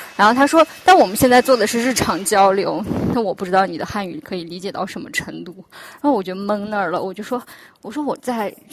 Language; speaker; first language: Chinese; non-native, local second language; Uyghur